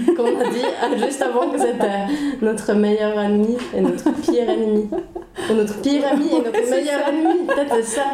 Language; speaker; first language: French; early bilingual, other home language; Swedish